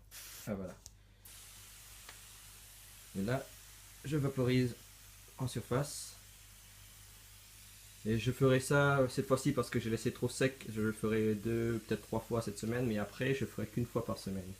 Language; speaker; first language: French; native; French